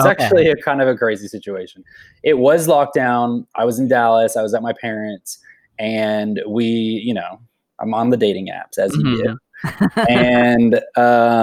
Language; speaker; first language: English; native; English